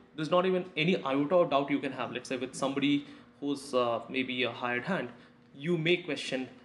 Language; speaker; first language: English; non-native, local second language; Hindi